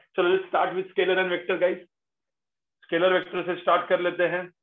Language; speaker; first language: Hindi; non-native, local second language; Marathi